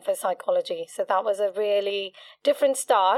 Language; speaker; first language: English; non-native, local second language; Kachhi